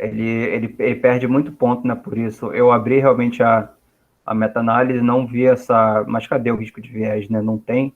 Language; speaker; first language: Portuguese; native; Portuguese